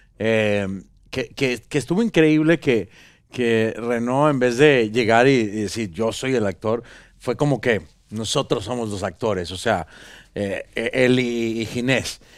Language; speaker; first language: Spanish; native; Spanish